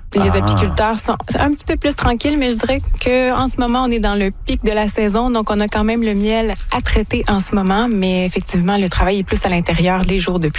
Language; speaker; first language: French; native; French